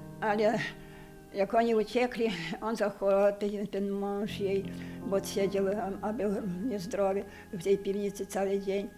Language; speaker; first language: Polish; non-native, local second language; Ukrainian